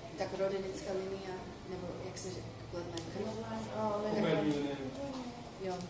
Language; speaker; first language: Czech; non-native, fluent; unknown